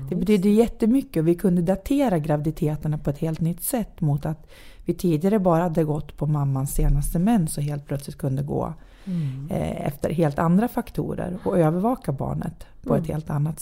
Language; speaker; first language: Swedish; native; Swedish